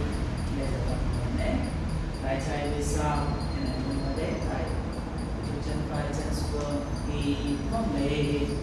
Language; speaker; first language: Vietnamese; non-native, learner; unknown